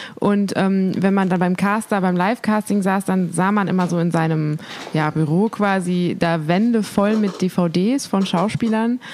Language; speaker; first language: German; native; German